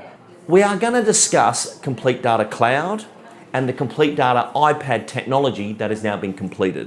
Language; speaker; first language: English; native; English